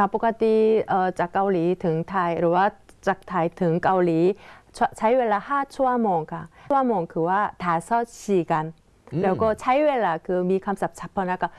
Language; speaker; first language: Thai; non-native, fluent; Korean